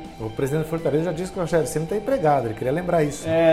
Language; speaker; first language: Portuguese; native; Portuguese